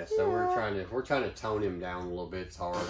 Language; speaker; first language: English; native; English